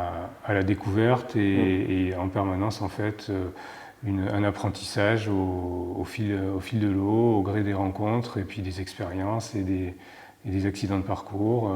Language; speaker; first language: French; native; French